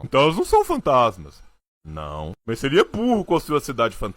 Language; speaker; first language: Portuguese; native; Portuguese